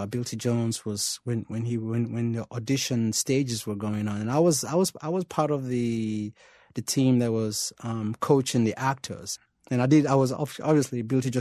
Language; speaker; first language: English; non-native, local second language; Yoruba